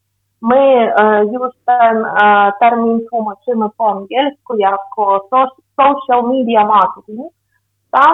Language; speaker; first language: Polish; non-native, fluent; Ukrainian